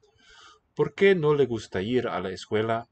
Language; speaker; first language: Spanish; non-native, learner; English